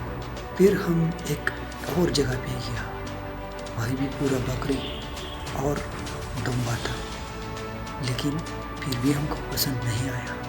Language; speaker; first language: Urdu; non-native, local second language; Pashto